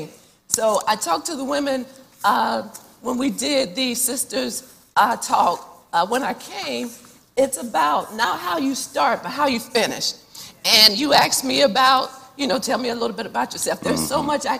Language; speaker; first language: English; native; English